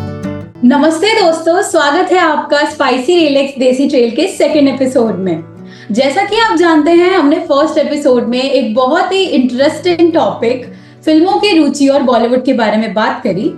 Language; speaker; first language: Hindi; native; Hindi